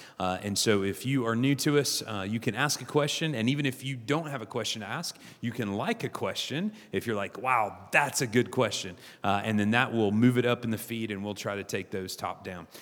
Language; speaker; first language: English; native; English